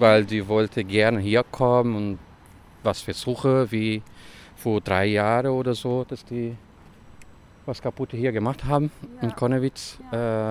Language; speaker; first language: German; non-native, learner; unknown